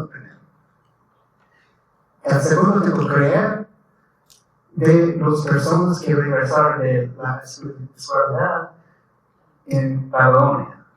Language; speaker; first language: Spanish; non-native, learner; English